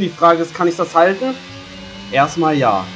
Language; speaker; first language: German; native; German